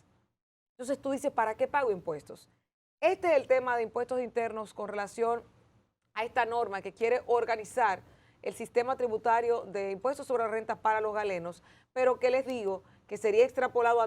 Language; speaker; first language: Spanish; native; Spanish